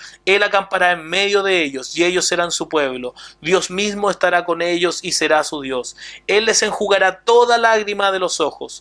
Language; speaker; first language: Spanish; native; Spanish